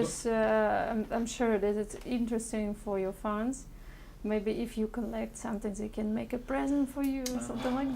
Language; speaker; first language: English; non-native, learner; Russian